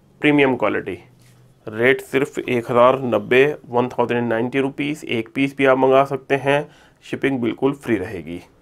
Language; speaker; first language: Hindi; native; Hindi